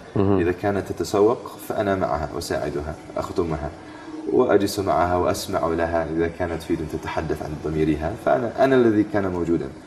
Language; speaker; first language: Arabic; non-native, fluent; English